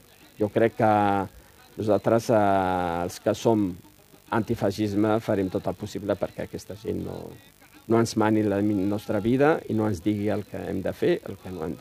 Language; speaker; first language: Catalan; non-native, fluent; Riffian